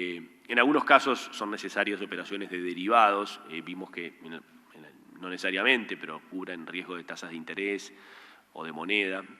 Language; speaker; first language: Spanish; native; Spanish